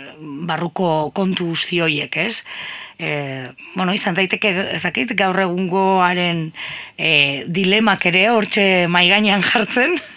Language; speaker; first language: Basque; native; Basque